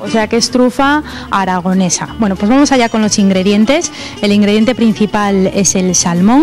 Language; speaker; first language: Spanish; native; Spanish